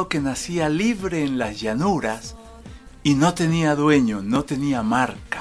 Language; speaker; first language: Spanish; native; Spanish